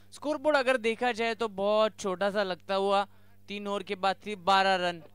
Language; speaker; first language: Hindi; non-native, local second language; Marathi